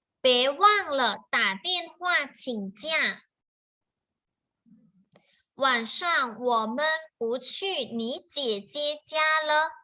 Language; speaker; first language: Chinese; non-native, fluent; Thai